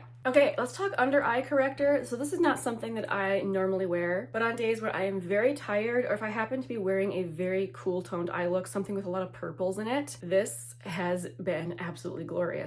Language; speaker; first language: English; native; English